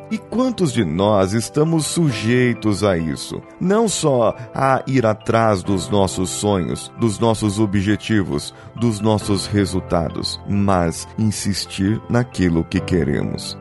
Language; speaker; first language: Portuguese; native; Portuguese